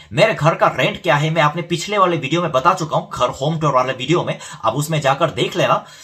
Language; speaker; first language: Hindi; non-native, fluent; Korean